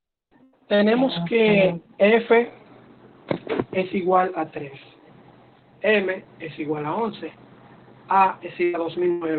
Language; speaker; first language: Spanish; native; Spanish